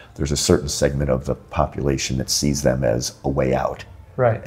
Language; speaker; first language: English; native; English